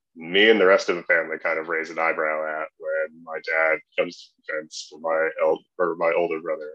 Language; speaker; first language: English; native; English